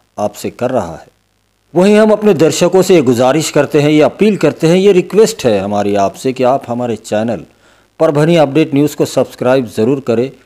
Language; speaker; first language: Hindi; non-native, local second language; Urdu